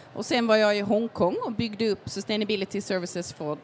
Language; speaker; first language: Swedish; native; Swedish